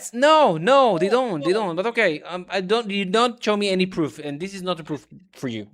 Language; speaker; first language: English; native; English